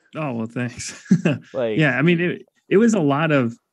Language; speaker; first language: English; native; English